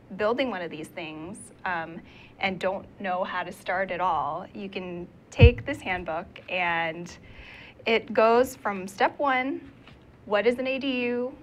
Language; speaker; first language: English; native; English